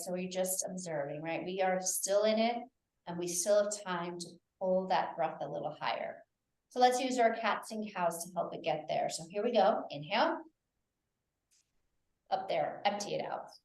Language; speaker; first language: English; native; English